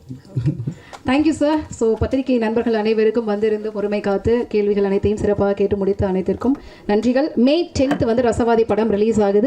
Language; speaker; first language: Tamil; native; Tamil